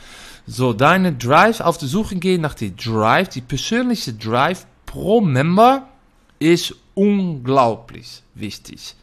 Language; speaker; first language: German; non-native, fluent; Dutch